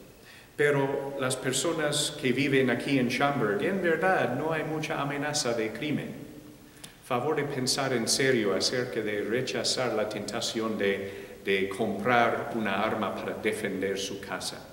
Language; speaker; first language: Spanish; non-native, fluent; English